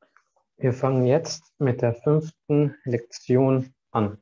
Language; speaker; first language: German; non-native, fluent; Arabic